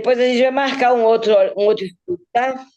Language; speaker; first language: Portuguese; native; Portuguese